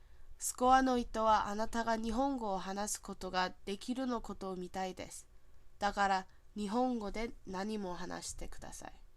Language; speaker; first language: Japanese; non-native, learner; English